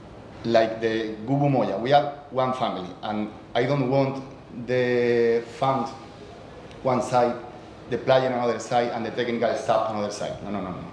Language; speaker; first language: English; non-native, learner; Spanish